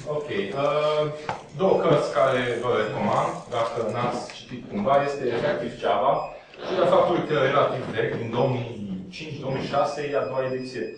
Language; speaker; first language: Romanian; non-native, local second language; Hungarian